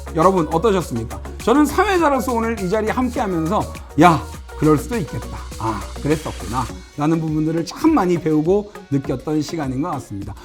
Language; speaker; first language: Korean; native; Korean